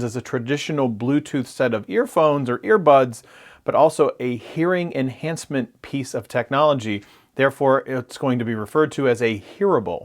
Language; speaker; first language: English; native; English